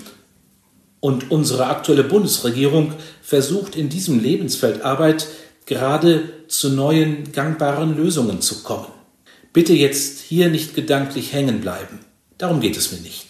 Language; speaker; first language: German; native; German